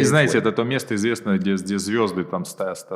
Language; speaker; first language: Russian; native; Russian